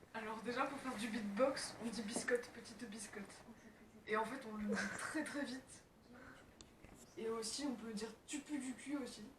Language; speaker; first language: French; native; French